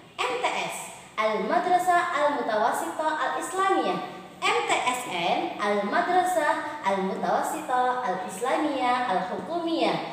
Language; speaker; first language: Arabic; non-native, fluent; Indonesian